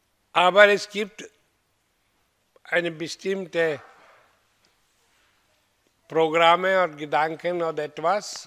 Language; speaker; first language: German; non-native, fluent; Hindi